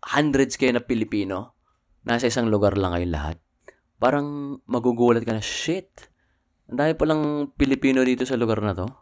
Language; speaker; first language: Filipino; native; Filipino